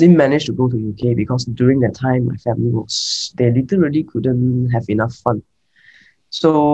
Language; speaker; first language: English; non-native, local second language; Cantonese